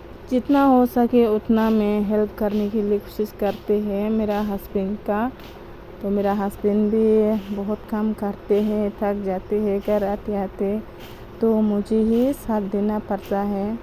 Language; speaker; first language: Hindi; non-native, local second language; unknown